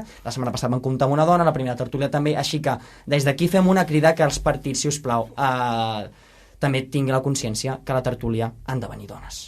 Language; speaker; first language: Catalan; native; Catalan